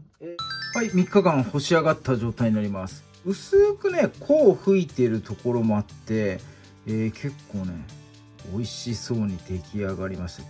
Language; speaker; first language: Japanese; native; Japanese